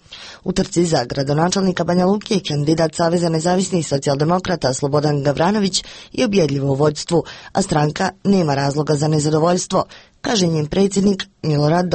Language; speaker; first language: Croatian; native; Croatian